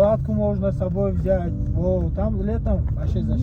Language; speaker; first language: Russian; non-native, local second language; Tajik